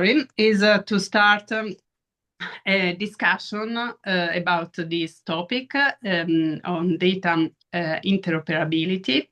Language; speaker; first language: English; non-native, fluent; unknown